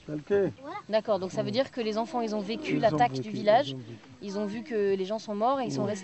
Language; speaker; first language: French; native; French